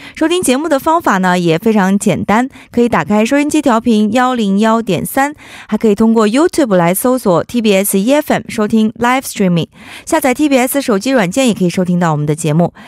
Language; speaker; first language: Chinese; native; Chinese